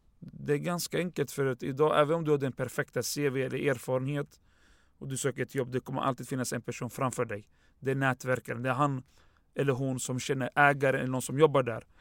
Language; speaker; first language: Swedish; early bilingual, other home language; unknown